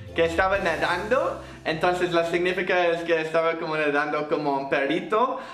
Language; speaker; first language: Spanish; non-native, fluent; English